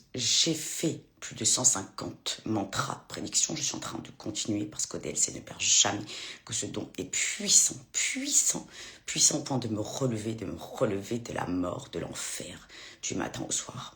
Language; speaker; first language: French; native; French